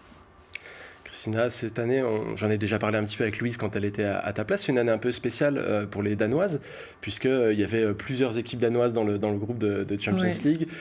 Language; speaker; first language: French; native; French